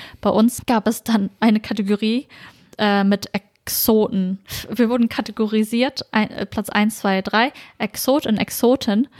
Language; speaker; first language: German; native; German